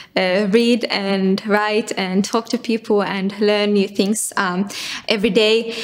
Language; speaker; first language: English; non-native, fluent; Finnish